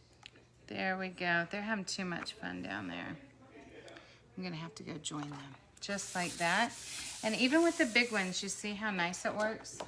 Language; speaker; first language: English; native; English